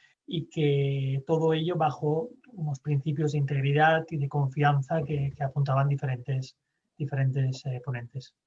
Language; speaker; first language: Spanish; native; Spanish